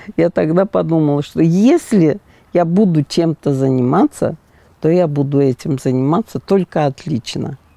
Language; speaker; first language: Russian; native; Russian